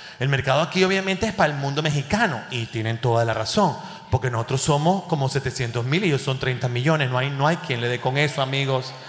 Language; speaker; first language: Spanish; native; Spanish